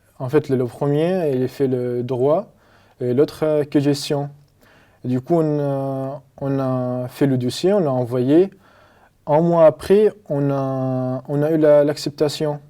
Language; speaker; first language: French; non-native, learner; Arabic